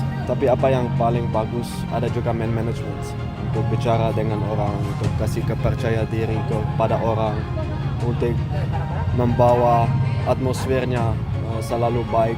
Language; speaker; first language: Indonesian; non-native, fluent; Dutch